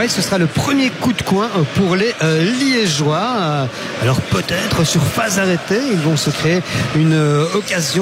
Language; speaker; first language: French; native; French